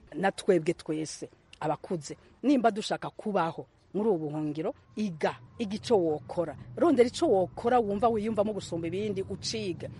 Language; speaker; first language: Rundi; native; Rundi